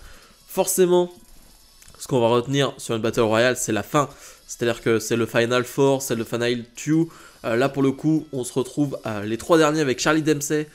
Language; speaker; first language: French; native; French